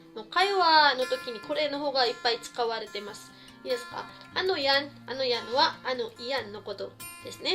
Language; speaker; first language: Japanese; non-native, fluent; Filipino